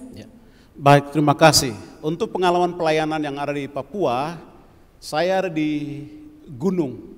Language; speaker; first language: Indonesian; non-native, local second language; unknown